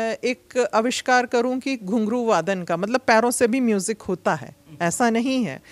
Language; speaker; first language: Hindi; native; Hindi